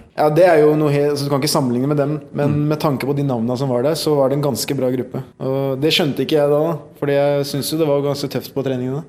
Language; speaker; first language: Norwegian; early bilingual, other home language; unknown